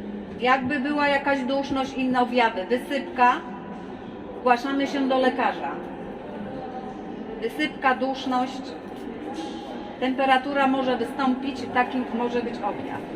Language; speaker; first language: Polish; native; Polish